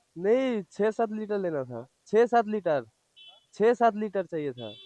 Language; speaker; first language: Hindi; non-native, local second language; Bangla